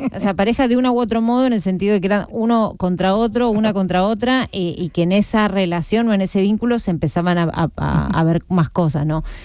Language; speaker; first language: Spanish; native; Spanish